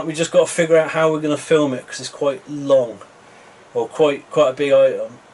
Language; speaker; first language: English; native; English